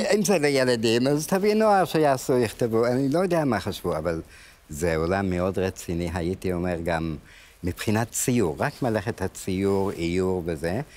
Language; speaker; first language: Hebrew; early bilingual, other home language; Arabic